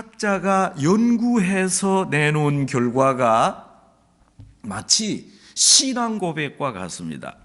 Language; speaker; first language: Korean; native; Korean